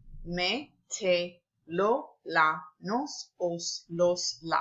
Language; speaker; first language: Spanish; non-native, fluent; English